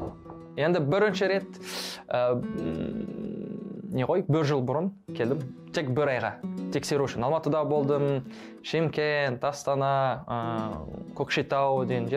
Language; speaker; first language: Kazakh; non-native, learner; French